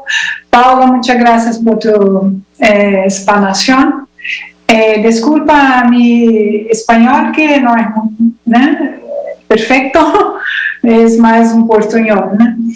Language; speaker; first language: Spanish; non-native, learner; Portuguese